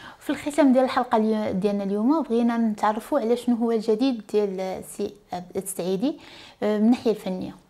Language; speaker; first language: Arabic; native; Arabic